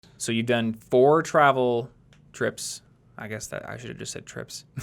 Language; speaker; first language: English; native; English